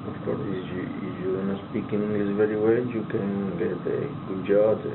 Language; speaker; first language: English; non-native, learner; Spanish